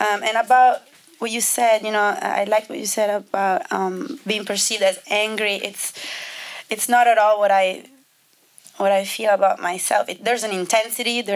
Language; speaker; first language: English; non-native, fluent; Italian